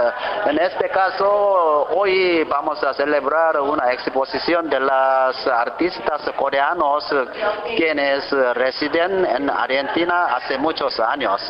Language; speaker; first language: Spanish; non-native, learner; Korean